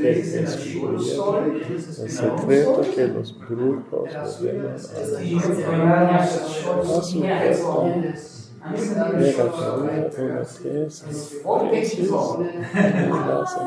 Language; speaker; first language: Spanish; non-native, learner; English